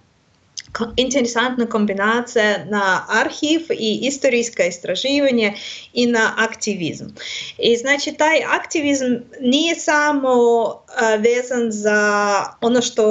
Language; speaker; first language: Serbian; non-native, learner; Russian